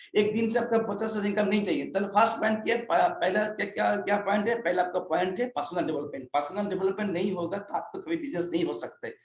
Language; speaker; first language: Hindi; non-native, local second language; Bangla